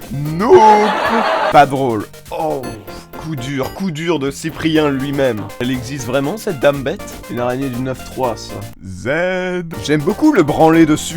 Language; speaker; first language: French; native; French